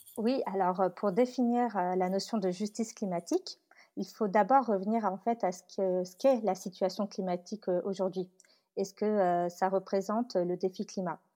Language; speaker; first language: French; early bilingual, other home language; Tamil